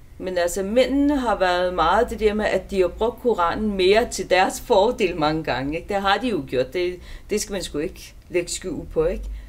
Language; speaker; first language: Danish; early bilingual, other home language; Turkish